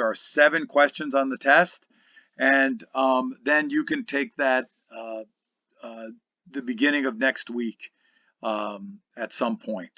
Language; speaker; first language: English; native; English